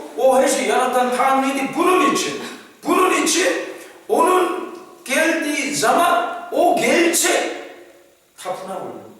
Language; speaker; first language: Turkish; non-native, fluent; Korean